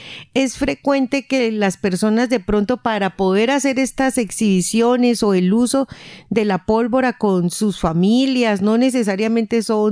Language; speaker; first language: Spanish; native; Spanish